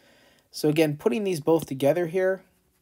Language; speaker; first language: English; native; English